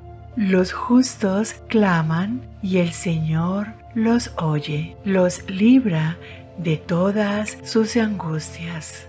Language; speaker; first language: Spanish; native; Spanish